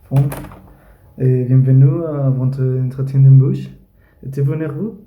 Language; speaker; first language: French; non-native, learner; Spanish